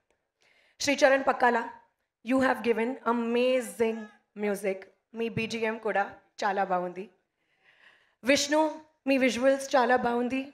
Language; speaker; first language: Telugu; non-native, local second language; Hindi